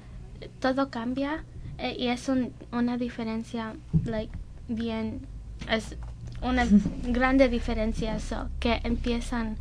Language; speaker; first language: Spanish; early bilingual, heritage; Spanish